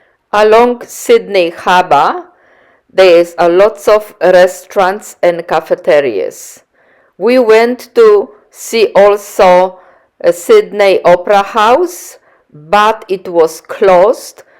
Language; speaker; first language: English; non-native, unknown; Polish